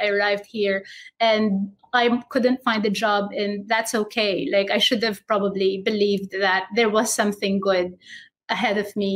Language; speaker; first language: English; non-native, local second language; Filipino